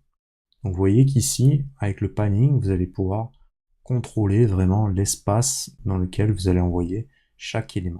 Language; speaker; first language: French; native; French